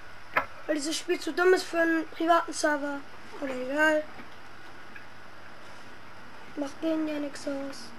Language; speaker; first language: German; native; German